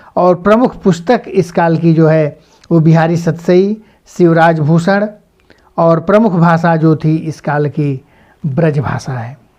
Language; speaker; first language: Hindi; native; Hindi